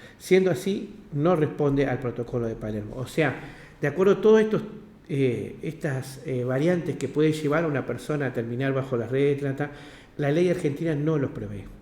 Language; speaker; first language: Spanish; native; Spanish